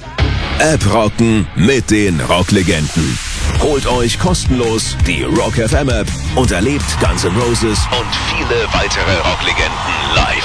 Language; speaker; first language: German; native; German